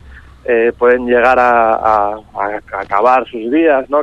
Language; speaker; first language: Spanish; native; Spanish